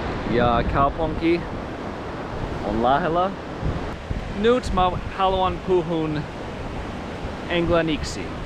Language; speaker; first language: Finnish; non-native, learner; English